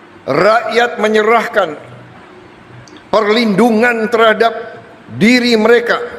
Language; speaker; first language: Indonesian; native; Indonesian